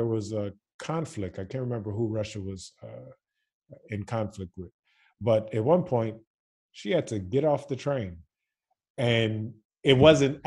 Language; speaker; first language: English; native; English